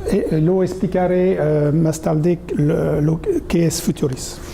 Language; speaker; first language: Spanish; non-native, learner; French